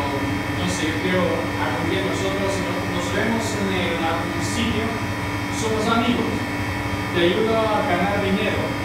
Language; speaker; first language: Spanish; non-native, learner; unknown